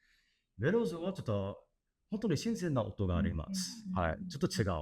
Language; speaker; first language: Japanese; non-native, learner; English